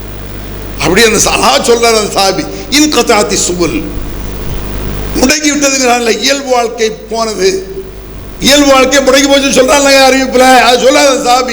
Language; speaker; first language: Tamil; native; Tamil